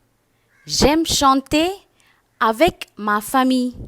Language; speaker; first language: French; non-native, fluent; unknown